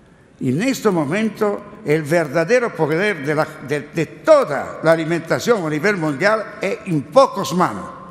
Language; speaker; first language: Spanish; non-native, learner; Italian